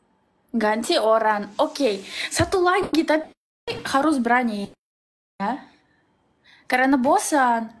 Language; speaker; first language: Indonesian; non-native, learner; Russian